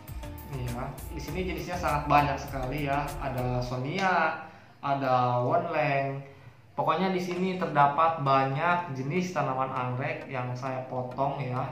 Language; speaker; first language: Indonesian; native; Indonesian